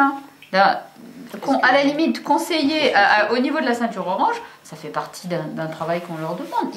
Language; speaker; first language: French; native; French